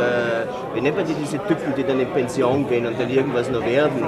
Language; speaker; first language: German; native; German